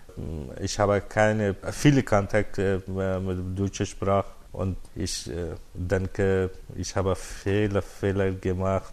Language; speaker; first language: German; non-native, learner; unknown